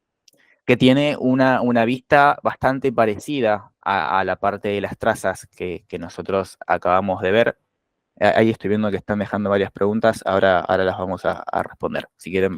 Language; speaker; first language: Spanish; native; Spanish